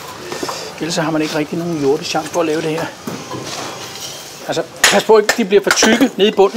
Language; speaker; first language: Danish; native; Danish